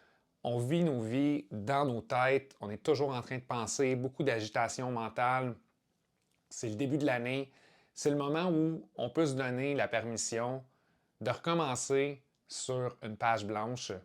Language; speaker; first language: French; native; French